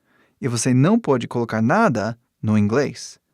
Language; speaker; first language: Portuguese; non-native, fluent; English